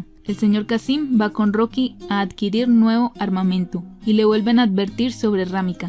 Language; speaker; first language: Spanish; native; Spanish